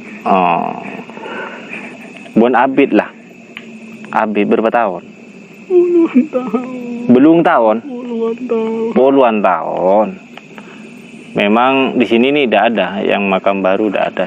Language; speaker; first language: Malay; non-native, local second language; Madurese